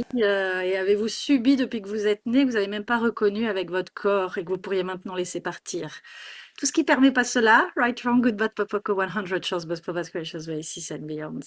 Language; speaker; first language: French; native; French